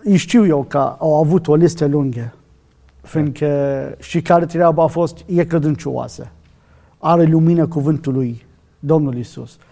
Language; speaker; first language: Romanian; non-native, learner; Arabic